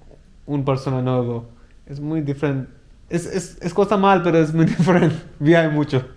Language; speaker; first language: Spanish; non-native, learner; Hindi